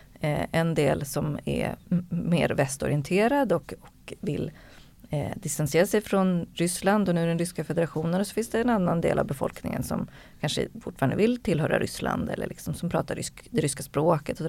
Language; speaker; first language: Swedish; native; Swedish